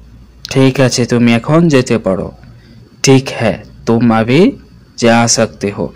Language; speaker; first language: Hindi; non-native, learner; Bangla